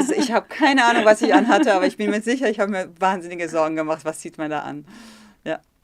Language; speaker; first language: German; early bilingual, heritage; German